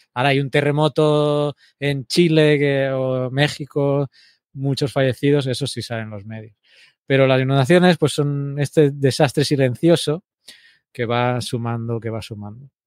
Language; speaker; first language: Spanish; native; Spanish